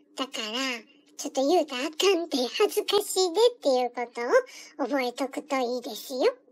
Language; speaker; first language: Japanese; native; Japanese